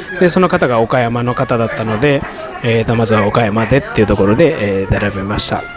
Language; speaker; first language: Japanese; non-native, fluent; Nepali